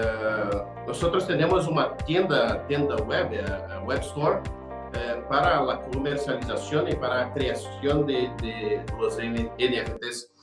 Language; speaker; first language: Spanish; non-native, fluent; Portuguese